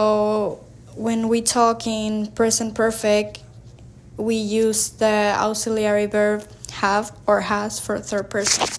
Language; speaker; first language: English; non-native, learner; Spanish